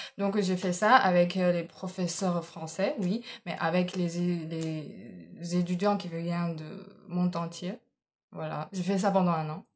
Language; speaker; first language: French; non-native, fluent; Chinese